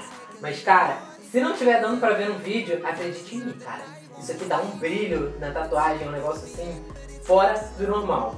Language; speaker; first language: Portuguese; native; Portuguese